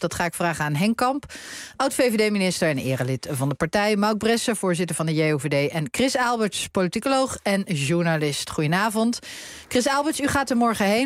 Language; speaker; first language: Dutch; native; Dutch